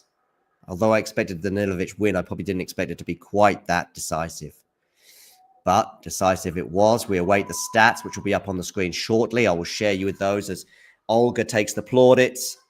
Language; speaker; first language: English; native; English